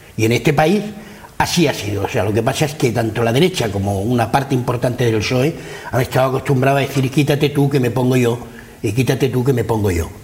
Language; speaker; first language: Spanish; non-native, local second language; Catalan